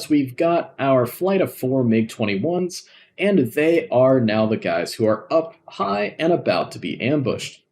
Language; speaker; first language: English; native; English